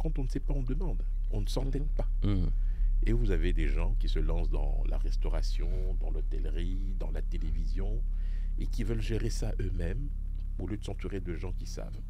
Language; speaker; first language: French; native; French